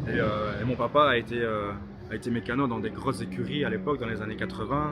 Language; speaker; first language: French; native; French